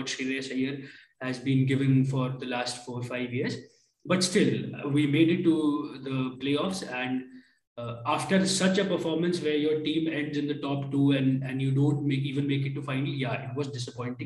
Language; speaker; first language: English; non-native, local second language; Hindi